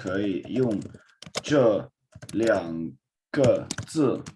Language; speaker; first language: Chinese; non-native, learner; Swedish